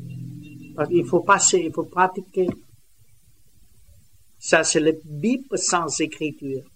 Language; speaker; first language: French; non-native, learner; Vietnamese